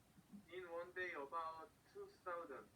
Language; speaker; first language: English; non-native, learner; Korean